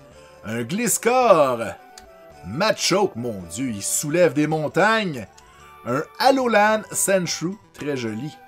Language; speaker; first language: French; native; French